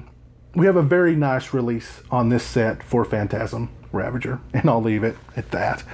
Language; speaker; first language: English; native; English